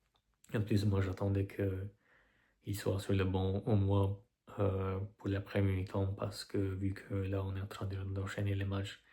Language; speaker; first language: French; non-native, fluent; Albanian